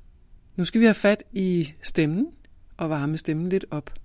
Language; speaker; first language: Danish; native; Danish